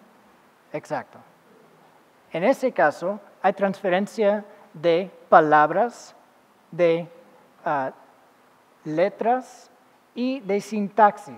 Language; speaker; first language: Spanish; non-native, fluent; English